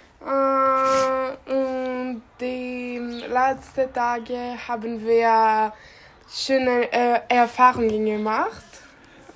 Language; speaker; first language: German; non-native, learner; Greek